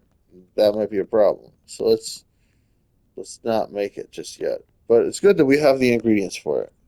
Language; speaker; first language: English; native; English